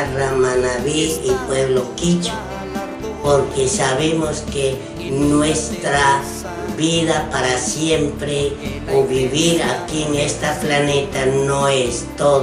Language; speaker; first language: Spanish; non-native, local second language; Quechua